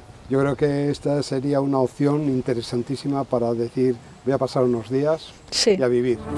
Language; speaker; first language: Spanish; native; Spanish